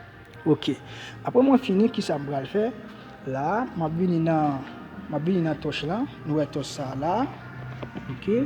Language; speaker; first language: French; non-native, learner; Haitian Creole